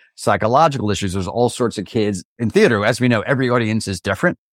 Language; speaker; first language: English; native; English